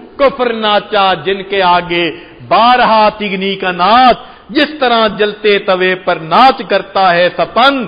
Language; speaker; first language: Urdu; non-native, local second language; Punjabi